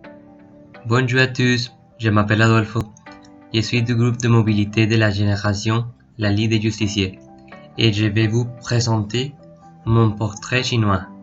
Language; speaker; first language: French; non-native, learner; Spanish